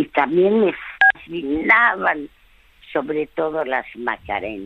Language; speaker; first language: Spanish; early bilingual, other home language; French